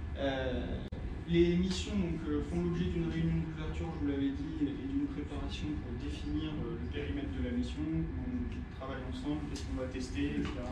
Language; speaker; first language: French; native; French